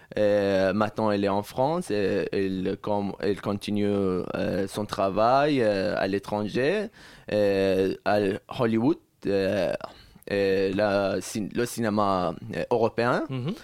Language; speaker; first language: French; non-native, fluent; Persian